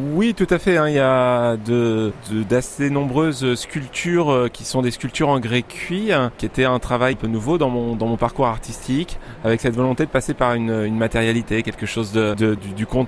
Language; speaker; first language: French; native; French